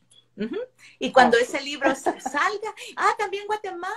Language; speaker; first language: Spanish; native; Spanish